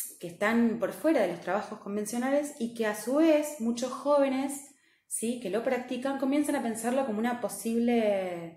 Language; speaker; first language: Spanish; native; Spanish